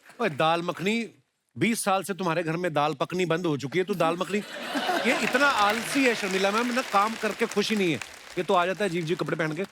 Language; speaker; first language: Hindi; non-native, local second language; Punjabi